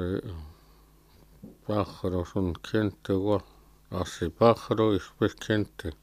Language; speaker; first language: Spanish; non-native, local second language; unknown